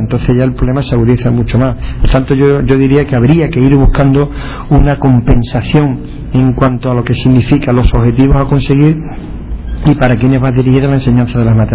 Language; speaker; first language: Spanish; native; Spanish